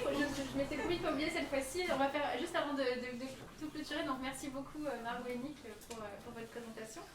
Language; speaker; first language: French; native; French